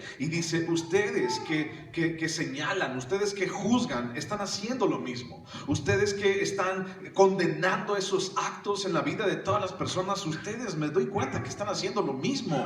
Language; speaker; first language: Spanish; native; Spanish